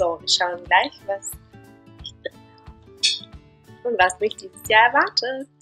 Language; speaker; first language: German; non-native, fluent; Bulgarian